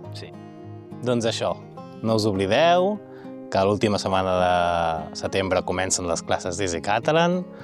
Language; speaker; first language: Catalan; native; Catalan